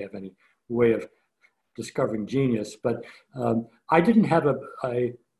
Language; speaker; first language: English; native; English